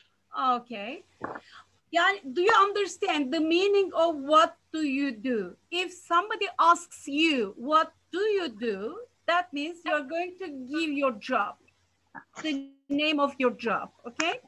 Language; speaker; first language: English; non-native, fluent; Turkish